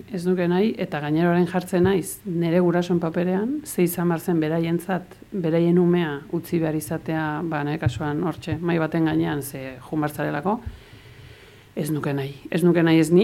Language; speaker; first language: Basque; early bilingual, heritage; Spanish